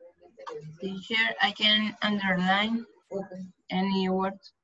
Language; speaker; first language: English; non-native, learner; Spanish